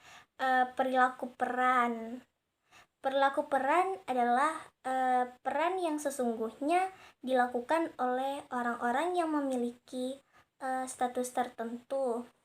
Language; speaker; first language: Indonesian; native; Indonesian